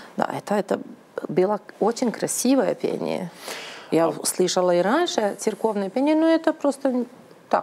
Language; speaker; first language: Russian; non-native, learner; Serbian